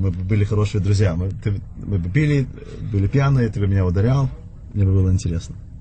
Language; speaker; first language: Russian; early bilingual, heritage; Russian